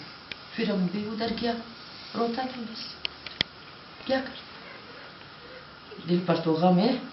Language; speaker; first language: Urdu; non-native, local second language; Hazaragi